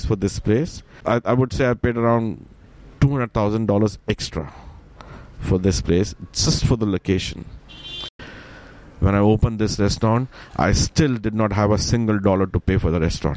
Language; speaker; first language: English; non-native, local second language; Hindi